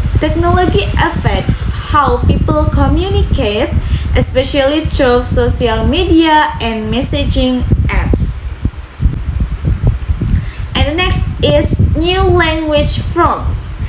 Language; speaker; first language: English; non-native, local second language; Indonesian